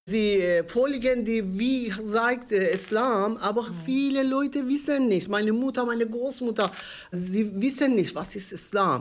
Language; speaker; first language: German; non-native, learner; Persian